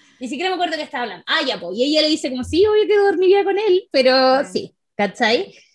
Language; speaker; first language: Spanish; native; Spanish